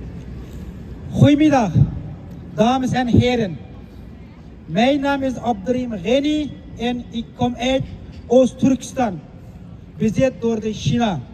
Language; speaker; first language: Dutch; non-native, fluent; Uyghur